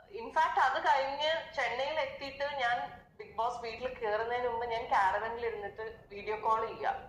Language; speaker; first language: Malayalam; native; Malayalam